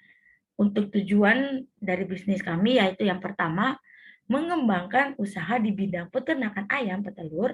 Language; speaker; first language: Indonesian; native; Indonesian